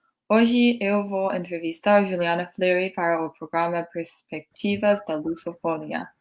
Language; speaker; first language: Portuguese; non-native, learner; English